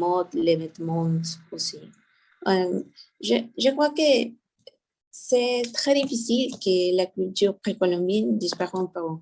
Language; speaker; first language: French; non-native, learner; Spanish